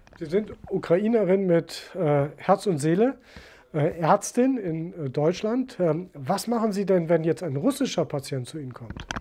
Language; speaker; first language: German; native; German